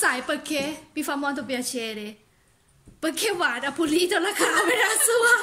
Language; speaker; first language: Italian; non-native, learner; Thai